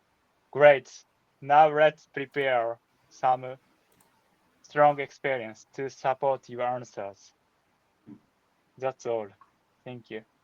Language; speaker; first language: English; non-native, learner; Japanese